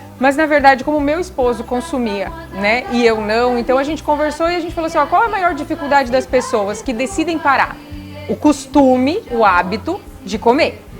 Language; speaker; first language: Portuguese; native; Portuguese